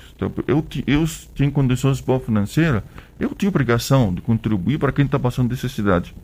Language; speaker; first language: Portuguese; non-native, learner; Arabic